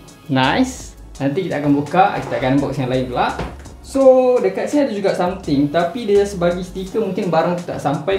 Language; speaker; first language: Malay; native; Malay